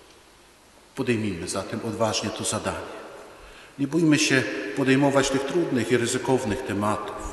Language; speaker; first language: Polish; native; Polish